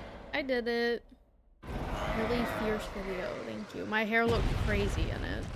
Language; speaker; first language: English; native; English